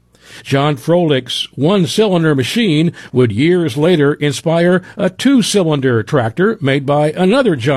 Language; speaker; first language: English; native; English